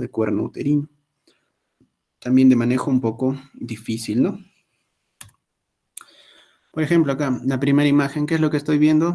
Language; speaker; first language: Spanish; native; Spanish